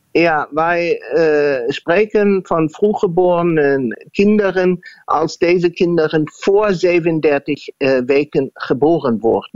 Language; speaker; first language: Dutch; non-native, fluent; German